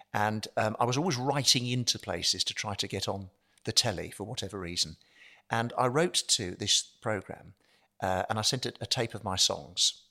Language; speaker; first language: English; native; English